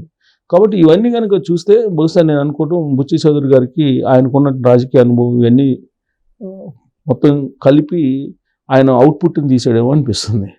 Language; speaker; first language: Telugu; native; Telugu